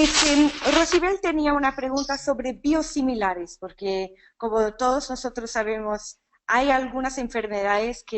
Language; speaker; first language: Spanish; non-native, fluent; English